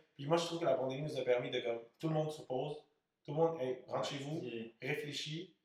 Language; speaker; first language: French; early bilingual, other home language; Spanish